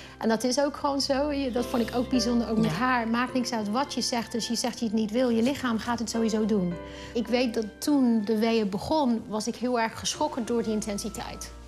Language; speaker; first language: Dutch; non-native, fluent; English